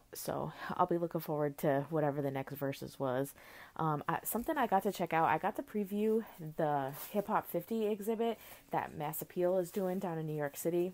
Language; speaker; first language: English; native; English